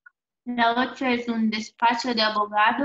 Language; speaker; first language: Spanish; non-native, learner; Italian